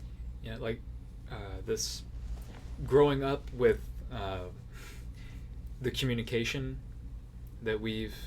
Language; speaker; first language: English; native; English